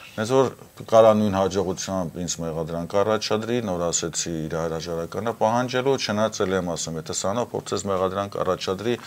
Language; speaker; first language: Armenian; native; Armenian